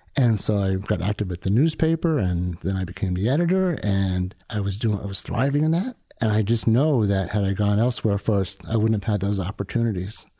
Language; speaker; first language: English; native; English